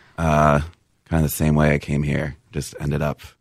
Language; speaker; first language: English; native; English